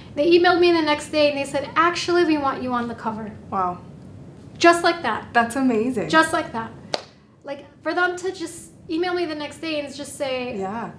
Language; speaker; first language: English; native; English